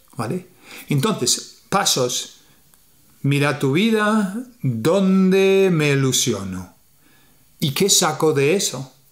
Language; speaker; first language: Spanish; non-native, fluent; English